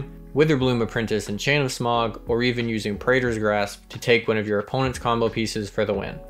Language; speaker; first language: English; native; English